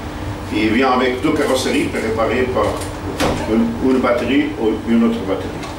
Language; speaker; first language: French; non-native, fluent; Portuguese